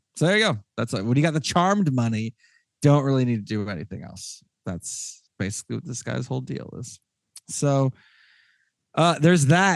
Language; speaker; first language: English; native; English